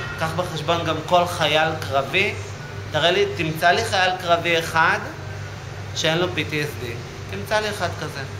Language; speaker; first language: Hebrew; native; Hebrew